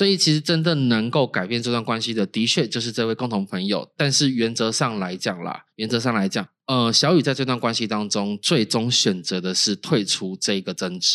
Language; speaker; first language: Chinese; native; Chinese